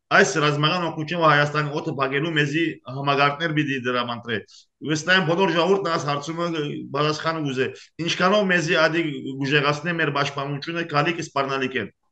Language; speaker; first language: Armenian; early bilingual, heritage; Armenian